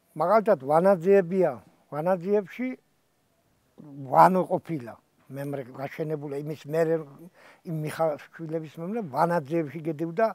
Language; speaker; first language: Georgian; native; Georgian